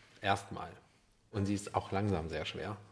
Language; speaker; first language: German; early bilingual, other home language; Russian